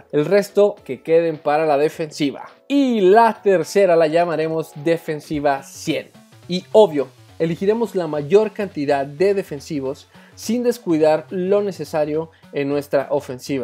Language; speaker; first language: Spanish; native; Spanish